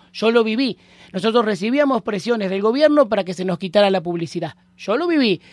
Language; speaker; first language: Spanish; native; Spanish